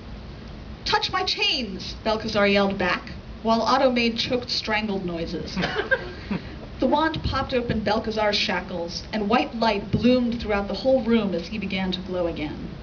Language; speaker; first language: English; native; English